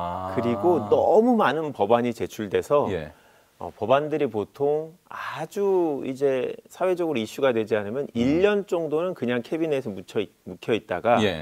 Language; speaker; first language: Korean; native; Korean